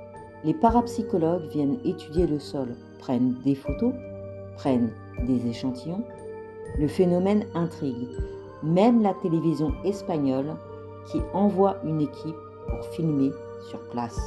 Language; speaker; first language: French; native; French